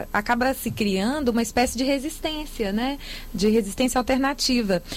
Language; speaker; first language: Portuguese; native; Portuguese